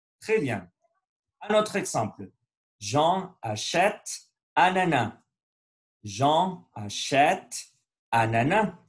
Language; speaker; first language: French; non-native, learner; Spanish